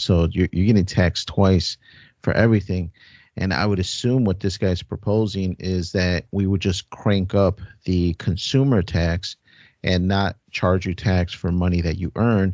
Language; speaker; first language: English; native; English